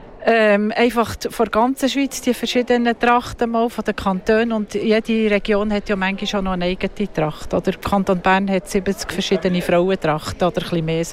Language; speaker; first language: German; native; German